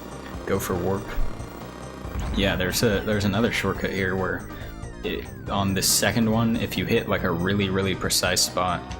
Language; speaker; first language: English; native; English